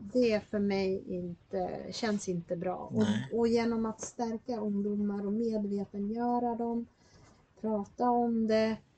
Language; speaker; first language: Swedish; native; Swedish